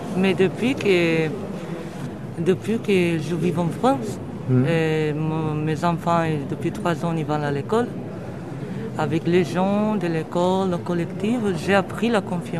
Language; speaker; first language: French; non-native, fluent; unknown